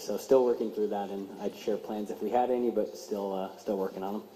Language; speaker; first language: English; native; English